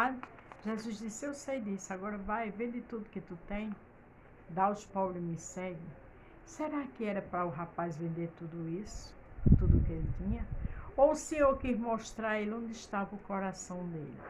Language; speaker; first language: Portuguese; native; Portuguese